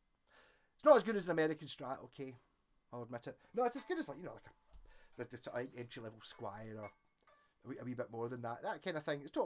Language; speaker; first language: English; native; English